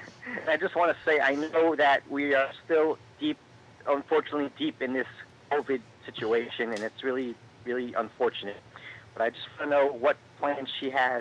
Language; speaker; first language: English; native; English